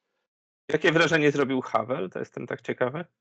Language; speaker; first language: Polish; native; Polish